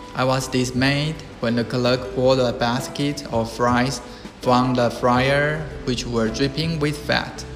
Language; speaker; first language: English; non-native, fluent; Chinese